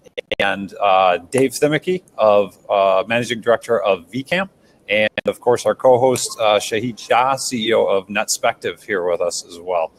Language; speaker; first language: English; native; English